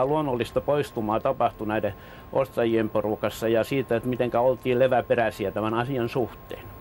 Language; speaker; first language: Finnish; native; Finnish